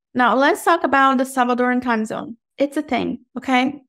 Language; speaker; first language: English; non-native, fluent; Portuguese